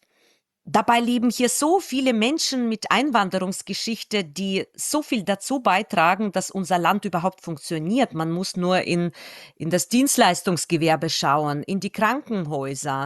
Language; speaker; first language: German; non-native, fluent; Russian